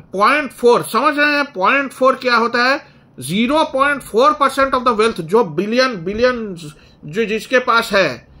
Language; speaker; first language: Hindi; non-native, local second language; Bangla